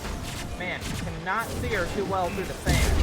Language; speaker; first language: English; native; English